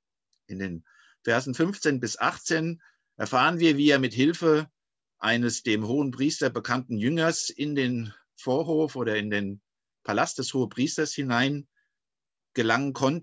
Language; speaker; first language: German; native; German